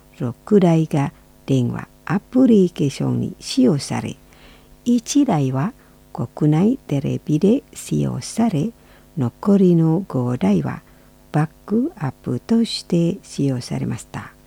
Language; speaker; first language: Japanese; non-native, fluent; Indonesian